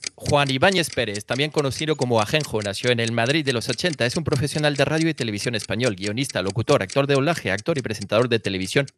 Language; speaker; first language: Spanish; non-native, fluent; French